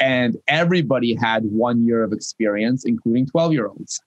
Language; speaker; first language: English; non-native, fluent; Russian